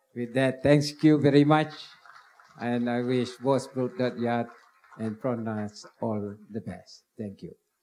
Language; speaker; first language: English; non-native, local second language; Malay